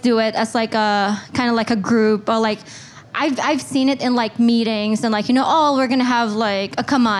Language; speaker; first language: English; non-native, local second language; Filipino